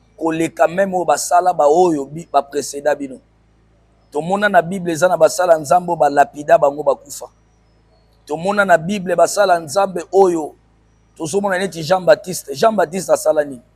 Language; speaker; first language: Lingala; non-native, local second language; Swahili